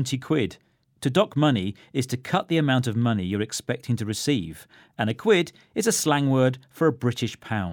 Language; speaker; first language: English; native; English